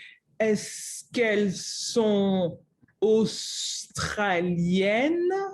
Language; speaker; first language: French; non-native, learner; English